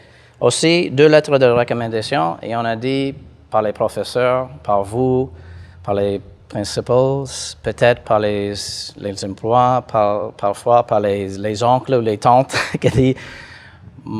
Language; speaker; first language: French; non-native, fluent; English